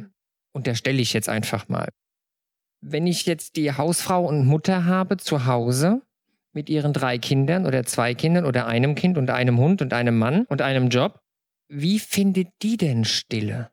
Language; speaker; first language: German; native; German